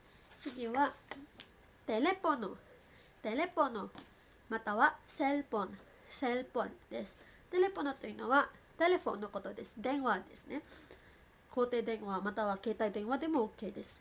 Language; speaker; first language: Japanese; non-native, fluent; Filipino